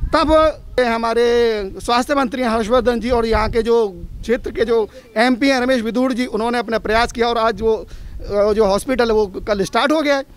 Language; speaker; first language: Hindi; native; Hindi